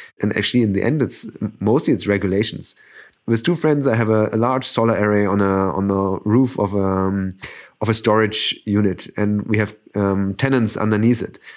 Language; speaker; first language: English; non-native, fluent; German